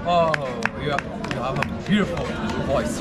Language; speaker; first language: English; non-native, learner; Arabic